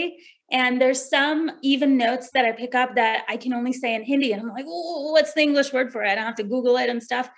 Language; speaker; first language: English; non-native, local second language; Hindi